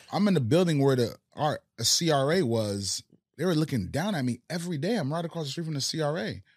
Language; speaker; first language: English; early bilingual, other home language; Haitian Creole